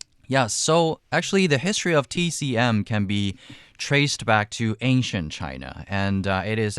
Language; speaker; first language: English; non-native, fluent; Chinese